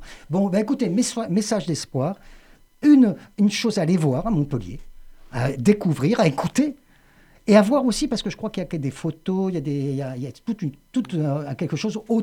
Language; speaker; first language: French; native; French